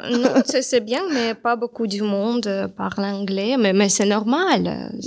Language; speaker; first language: French; non-native, learner; Russian